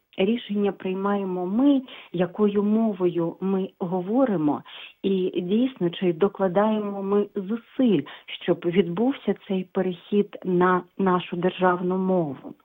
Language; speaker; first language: Ukrainian; non-native, local second language; Russian